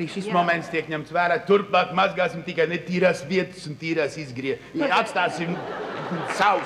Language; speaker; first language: Latvian; native; Latvian